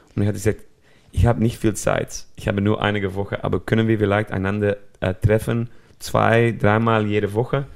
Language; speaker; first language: German; non-native, fluent; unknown